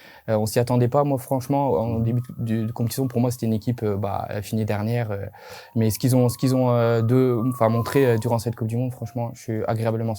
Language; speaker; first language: French; native; French